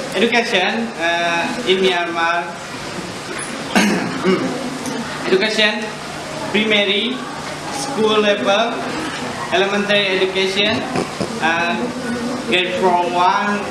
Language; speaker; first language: English; non-native, learner; Indonesian